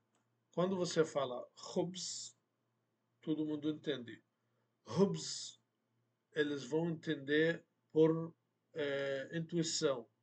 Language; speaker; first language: Portuguese; non-native, fluent; Arabic